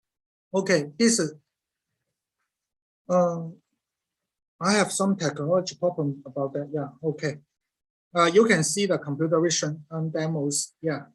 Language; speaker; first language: English; non-native, learner; Cantonese